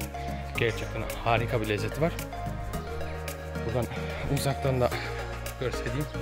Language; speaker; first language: Turkish; early bilingual, heritage; Turkish